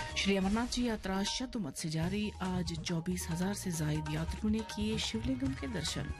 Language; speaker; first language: Urdu; non-native, local second language; Kashmiri